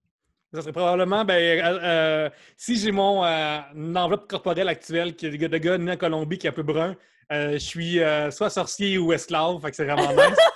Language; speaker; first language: French; native; French